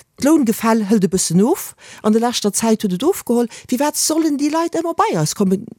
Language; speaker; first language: Luxembourgish; native; Luxembourgish